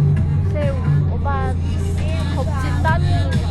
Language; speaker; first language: Korean; non-native, fluent; Vietnamese